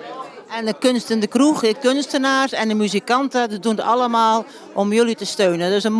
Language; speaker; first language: Dutch; native; Dutch